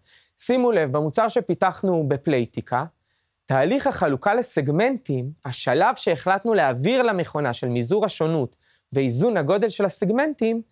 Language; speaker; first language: Hebrew; native; Hebrew